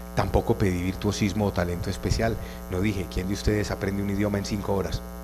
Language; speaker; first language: Spanish; native; Spanish